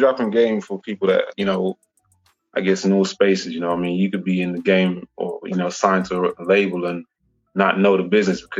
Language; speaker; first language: English; native; English